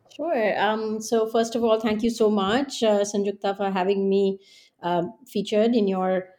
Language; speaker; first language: English; non-native, local second language; Hindi